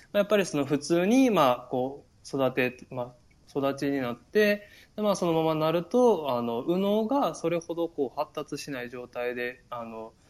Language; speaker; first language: Japanese; native; Japanese